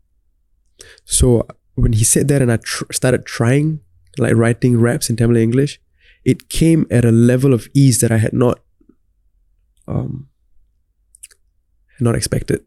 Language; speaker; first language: English; non-native, local second language; Tamil